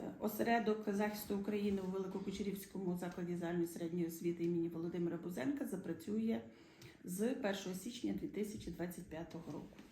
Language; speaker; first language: Ukrainian; native; Ukrainian